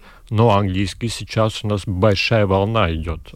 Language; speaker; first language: Russian; non-native, local second language; Latvian